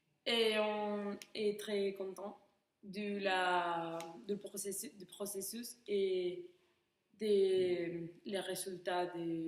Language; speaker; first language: French; non-native, learner; Spanish